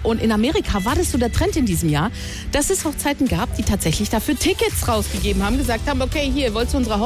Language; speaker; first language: German; native; German